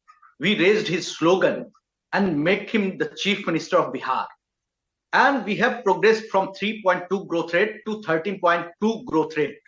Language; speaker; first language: English; non-native, local second language; Hindi